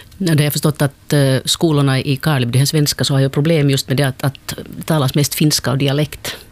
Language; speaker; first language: Swedish; native; Swedish